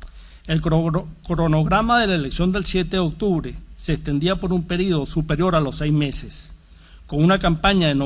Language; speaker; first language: Spanish; native; Spanish